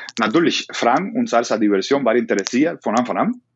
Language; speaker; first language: German; non-native, learner; Spanish